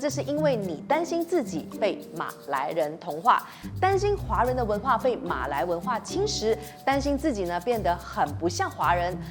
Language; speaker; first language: Chinese; native; Chinese